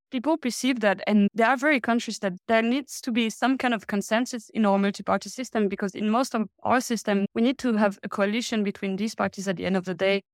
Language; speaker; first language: English; non-native, fluent; French